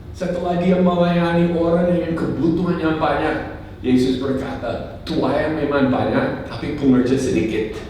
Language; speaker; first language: Indonesian; non-native, fluent; English